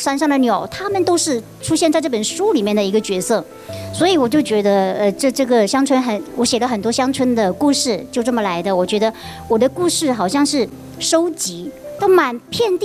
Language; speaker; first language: Chinese; non-native, local second language; Hakka Chinese